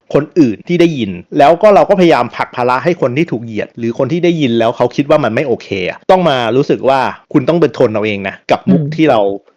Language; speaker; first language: Thai; native; Thai